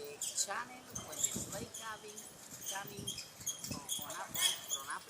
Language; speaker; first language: English; non-native, learner; Spanish